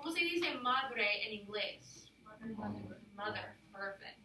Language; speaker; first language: Spanish; non-native, fluent; English